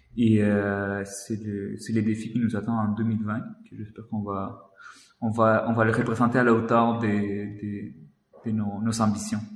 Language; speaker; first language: French; non-native, fluent; Spanish